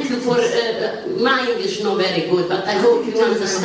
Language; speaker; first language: English; non-native, learner; Bosnian